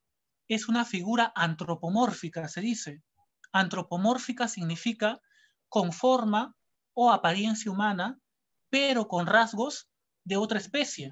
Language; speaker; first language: Spanish; native; Spanish